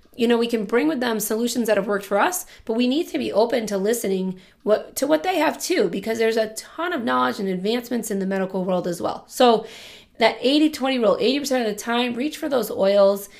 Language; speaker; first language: English; native; English